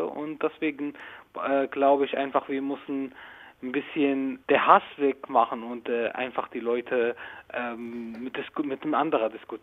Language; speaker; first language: German; non-native, learner; Arabic